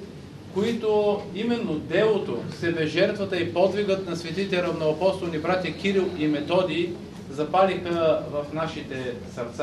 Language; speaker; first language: Bulgarian; native; Bulgarian